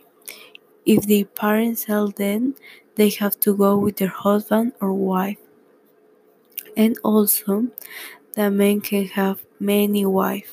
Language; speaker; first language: English; non-native, learner; Spanish